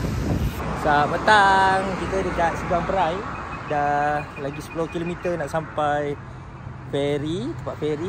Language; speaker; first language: Malay; native; Malay